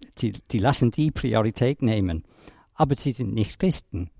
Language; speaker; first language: German; non-native, fluent; English